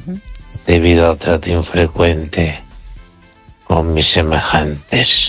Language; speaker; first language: Spanish; native; Spanish